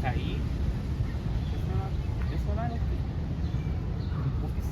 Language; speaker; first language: Persian; native; Persian